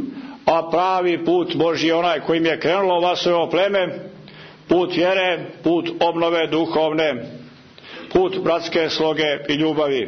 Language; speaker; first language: Croatian; native; Croatian